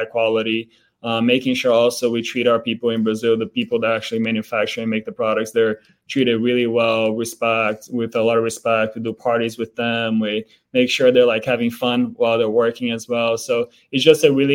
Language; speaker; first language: English; non-native, fluent; Portuguese